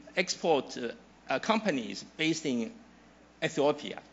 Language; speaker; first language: English; non-native, fluent; Chinese